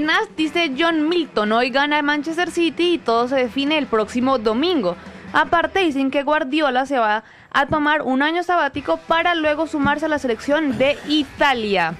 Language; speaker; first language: Spanish; native; Spanish